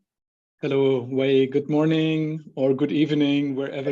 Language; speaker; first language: English; non-native, fluent; German